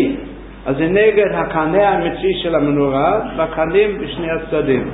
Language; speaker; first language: Hebrew; non-native, fluent; English